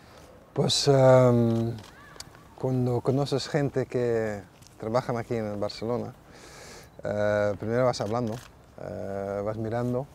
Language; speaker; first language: Spanish; non-native, fluent; Dutch